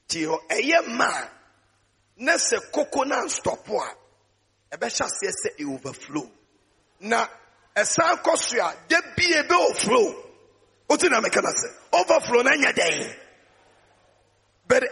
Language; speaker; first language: English; non-native, local second language; Akan